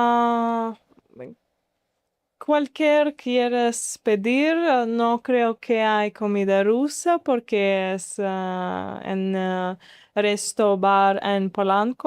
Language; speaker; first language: Spanish; non-native, learner; Russian